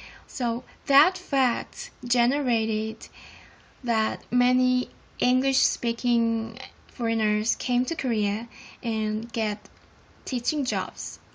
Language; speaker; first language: English; non-native, fluent; Korean